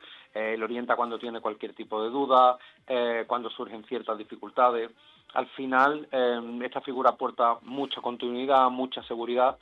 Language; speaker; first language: Spanish; native; Spanish